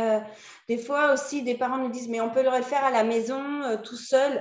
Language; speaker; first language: French; native; French